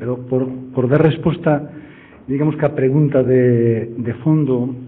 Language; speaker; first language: Spanish; non-native, local second language; Galician